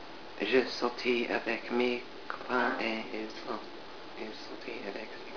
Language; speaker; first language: French; non-native, learner; English